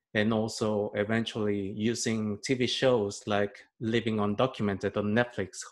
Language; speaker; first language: English; non-native, fluent; Spanish